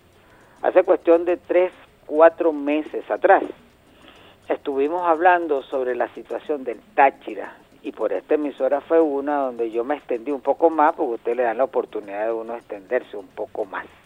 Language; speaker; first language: Spanish; native; Spanish